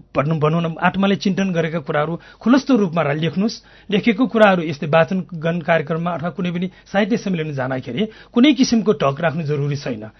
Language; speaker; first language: Nepali; non-native, local second language; Newari